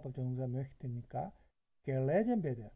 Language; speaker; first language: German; non-native, fluent; Korean